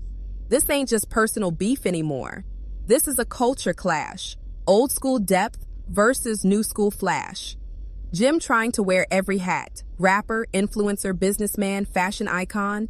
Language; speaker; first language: English; native; English